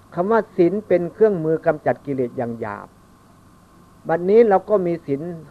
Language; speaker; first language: Thai; non-native, local second language; Northeastern Thai